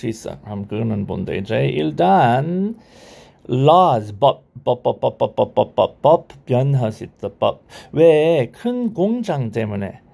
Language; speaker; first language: Korean; non-native, learner; English